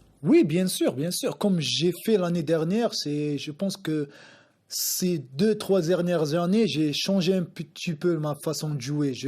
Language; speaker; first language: French; non-native, local second language; Arabic